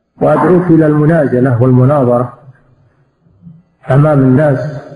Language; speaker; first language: Arabic; native; Arabic